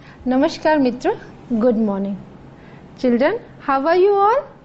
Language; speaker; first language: English; non-native, local second language; Gujarati